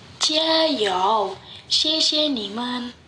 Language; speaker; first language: Chinese; non-native, learner; Indonesian